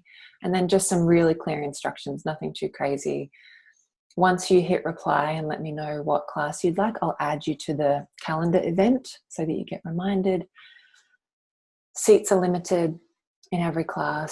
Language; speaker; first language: English; native; English